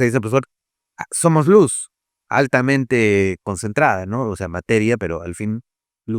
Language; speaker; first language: Spanish; native; Spanish